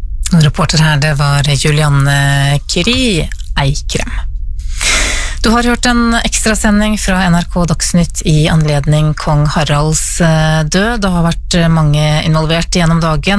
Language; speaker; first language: Norwegian; native; Norwegian